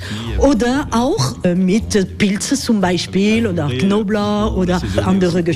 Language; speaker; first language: German; non-native, learner; French